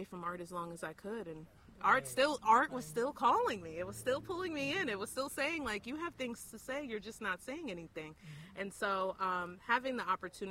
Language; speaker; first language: English; native; English